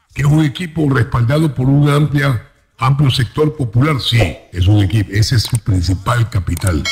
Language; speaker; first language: Spanish; native; Spanish